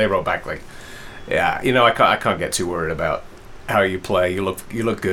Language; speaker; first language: English; native; English